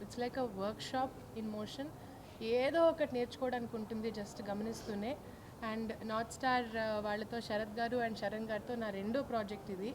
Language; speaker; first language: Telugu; native; Telugu